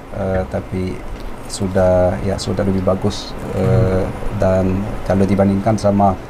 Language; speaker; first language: Indonesian; non-native, fluent; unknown